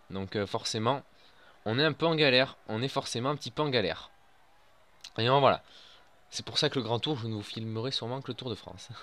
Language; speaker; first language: French; native; French